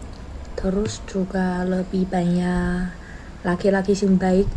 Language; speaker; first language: Indonesian; non-native, learner; Chinese